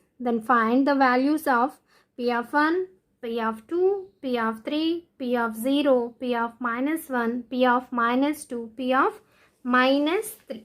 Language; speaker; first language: English; non-native, local second language; Telugu